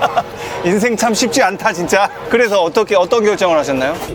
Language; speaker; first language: Korean; native; Korean